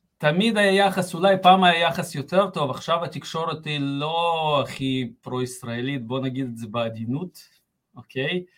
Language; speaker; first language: Hebrew; early bilingual, other home language; Russian